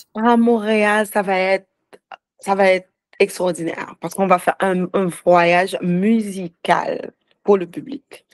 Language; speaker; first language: French; native; French